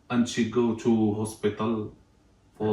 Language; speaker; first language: English; non-native, learner; Arabic